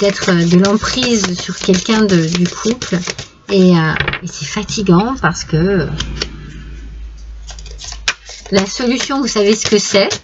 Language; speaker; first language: French; native; French